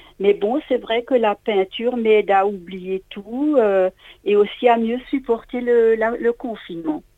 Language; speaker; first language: French; non-native, local second language; Swiss German